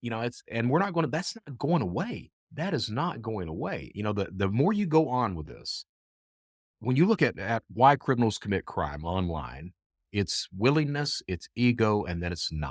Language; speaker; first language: English; native; English